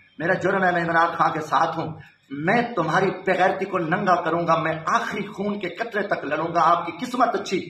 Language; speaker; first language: Urdu; non-native, local second language; Saraiki